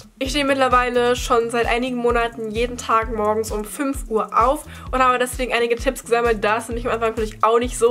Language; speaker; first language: German; native; German